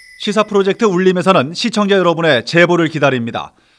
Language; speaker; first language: Korean; native; Korean